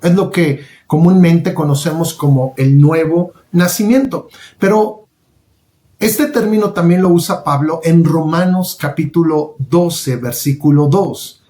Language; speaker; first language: Spanish; native; Spanish